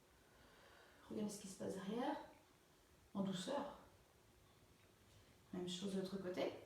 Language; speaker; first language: French; native; French